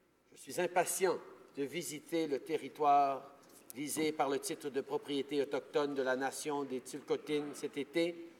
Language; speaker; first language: French; early bilingual, heritage; French